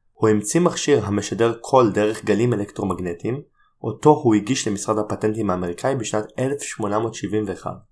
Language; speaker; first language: Hebrew; native; Hebrew